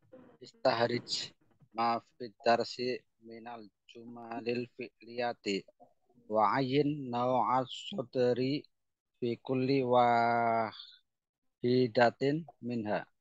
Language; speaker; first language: Arabic; non-native, learner; Indonesian